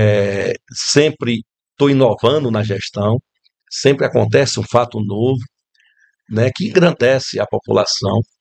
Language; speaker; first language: Portuguese; native; Portuguese